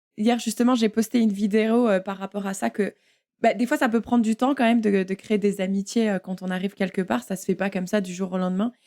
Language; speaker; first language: French; native; French